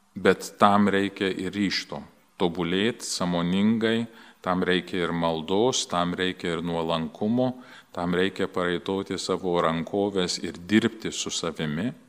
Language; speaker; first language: Lithuanian; early bilingual, heritage; Lithuanian